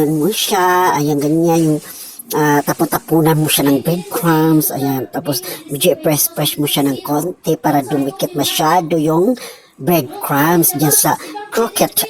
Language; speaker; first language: Filipino; non-native, local second language; Cebuano